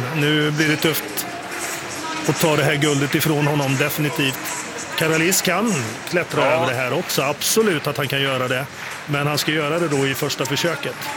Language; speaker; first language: Swedish; native; Swedish